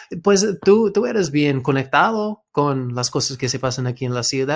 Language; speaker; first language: Spanish; non-native, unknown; English